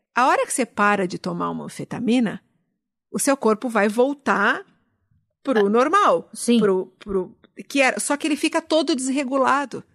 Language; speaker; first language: Portuguese; native; Portuguese